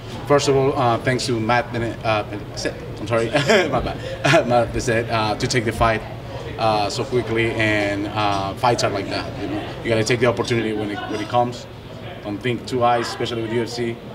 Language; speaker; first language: English; non-native, fluent; Spanish